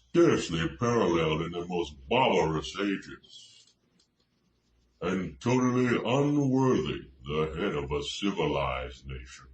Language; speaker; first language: English; native; English